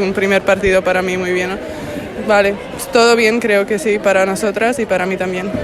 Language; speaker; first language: Spanish; non-native, learner; Czech